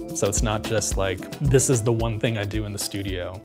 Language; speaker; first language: English; native; English